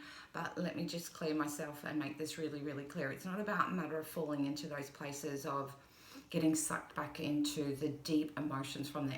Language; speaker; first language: English; native; English